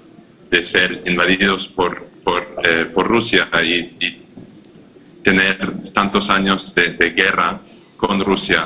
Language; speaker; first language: Spanish; non-native, fluent; English